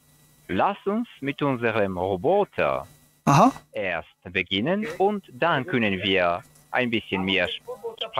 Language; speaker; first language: German; non-native, learner; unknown